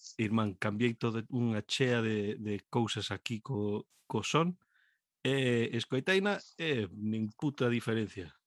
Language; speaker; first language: Galician; non-native, local second language; Spanish